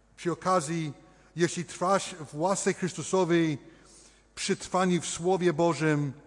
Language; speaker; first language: Polish; early bilingual, heritage; Polish